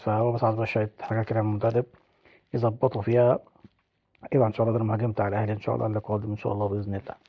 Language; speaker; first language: Arabic; native; Arabic